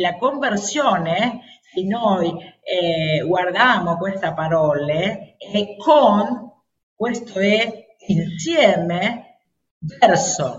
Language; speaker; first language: Italian; non-native, learner; Spanish